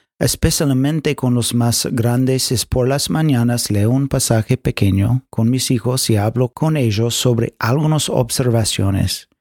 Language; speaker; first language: Spanish; non-native, fluent; English